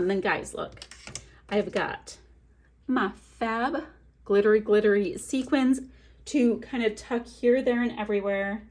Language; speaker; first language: English; native; English